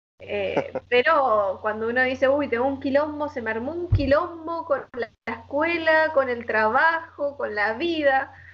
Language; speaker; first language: Spanish; native; Spanish